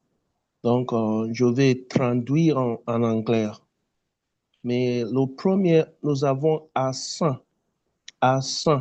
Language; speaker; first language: French; non-native, fluent; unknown